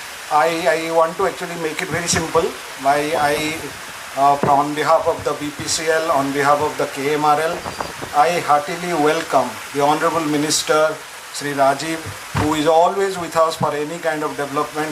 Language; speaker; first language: English; non-native, local second language; Malayalam